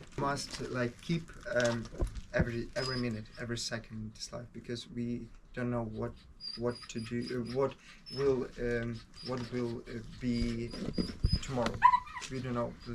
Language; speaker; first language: English; non-native, learner; Ukrainian